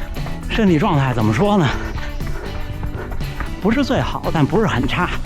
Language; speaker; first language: Chinese; native; Chinese